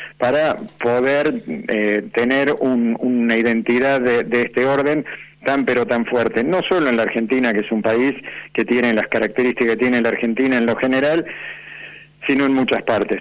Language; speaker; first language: Spanish; native; Spanish